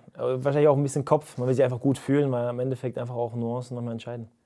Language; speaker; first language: German; native; German